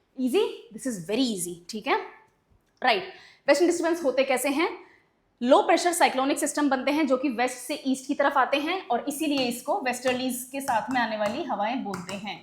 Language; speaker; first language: Hindi; native; Hindi